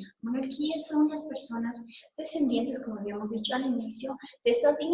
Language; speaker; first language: Spanish; native; Spanish